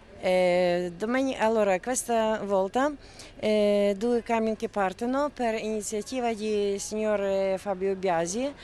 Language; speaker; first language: Italian; non-native, fluent; Ukrainian